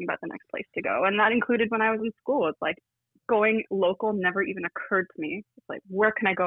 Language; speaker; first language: English; native; English